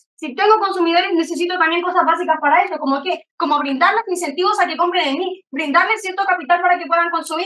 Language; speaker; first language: Spanish; native; Spanish